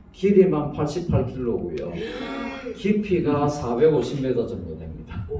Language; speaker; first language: Korean; native; Korean